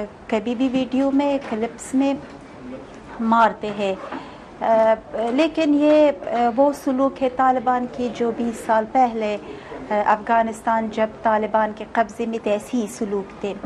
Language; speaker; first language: Hindi; non-native, fluent; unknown